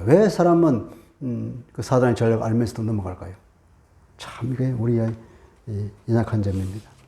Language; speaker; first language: Korean; native; Korean